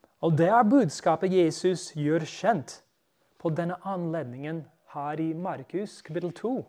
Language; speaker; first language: Norwegian; non-native, fluent; English